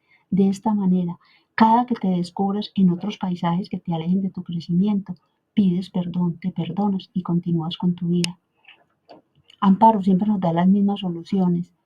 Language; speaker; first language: Spanish; native; Spanish